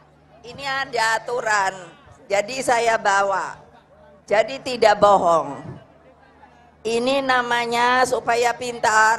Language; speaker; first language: Indonesian; native; Indonesian